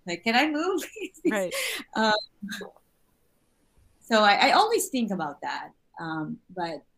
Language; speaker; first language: English; non-native, local second language; Filipino